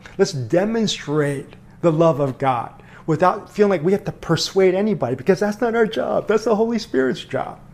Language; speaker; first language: English; early bilingual, other home language; Korean